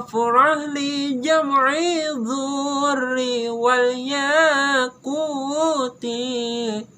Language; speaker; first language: Arabic; non-native, learner; Indonesian